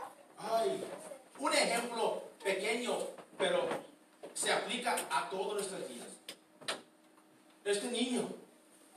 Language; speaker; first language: Spanish; early bilingual, heritage; Spanish